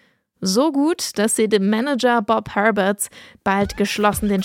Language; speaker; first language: German; early bilingual, other home language; English